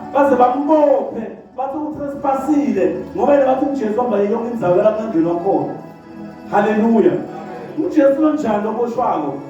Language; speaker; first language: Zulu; non-native, local second language; Swati